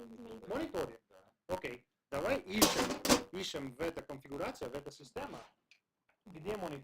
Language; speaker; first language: Russian; non-native, learner; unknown